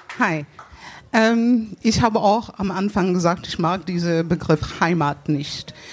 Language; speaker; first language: German; non-native, fluent; English